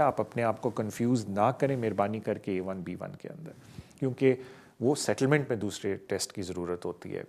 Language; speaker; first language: Urdu; native; Urdu